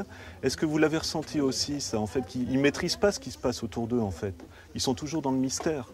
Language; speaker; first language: French; native; French